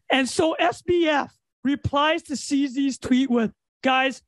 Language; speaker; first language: English; native; English